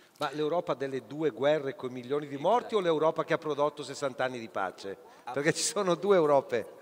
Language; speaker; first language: Italian; native; Italian